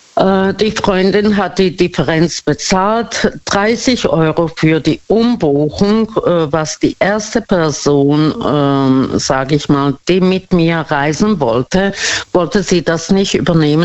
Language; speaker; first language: German; non-native, fluent; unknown